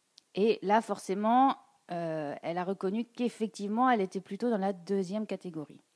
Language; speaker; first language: French; native; French